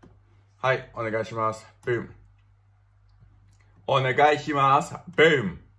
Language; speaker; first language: Japanese; non-native, learner; English